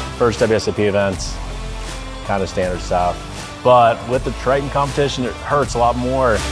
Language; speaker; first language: English; native; English